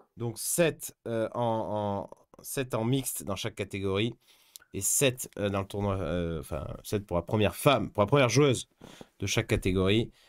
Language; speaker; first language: French; native; French